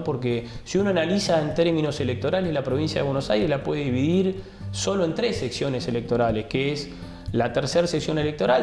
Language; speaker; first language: Spanish; native; Spanish